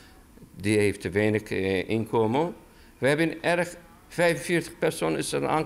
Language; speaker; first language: Dutch; non-native, learner; Turkish